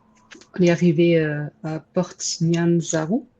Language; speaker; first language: French; non-native, fluent; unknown